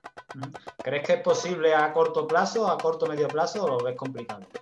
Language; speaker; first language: Spanish; native; Spanish